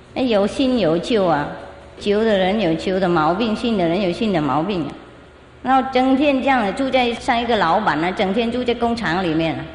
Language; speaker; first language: Chinese; non-native, fluent; Vietnamese